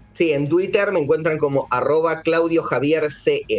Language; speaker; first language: Spanish; native; Spanish